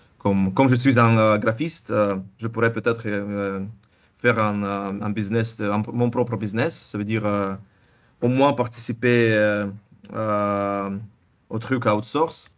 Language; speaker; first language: French; non-native, fluent; Russian